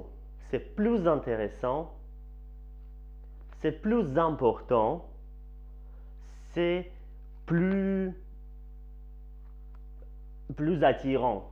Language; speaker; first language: French; non-native, fluent; Russian